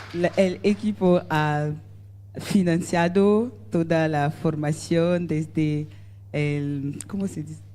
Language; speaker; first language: Spanish; non-native, learner; French